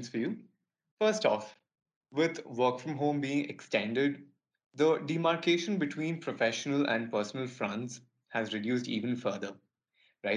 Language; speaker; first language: English; non-native, local second language; Kannada